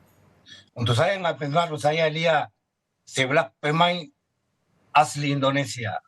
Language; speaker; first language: Indonesian; non-native, fluent; Spanish